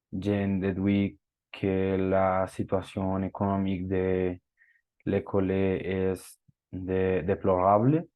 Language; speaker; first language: French; non-native, learner; Spanish